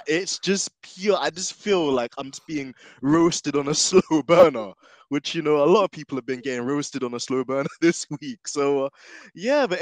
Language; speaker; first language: English; native; English